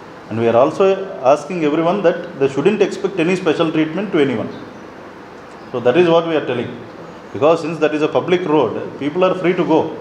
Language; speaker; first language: English; non-native, local second language; Telugu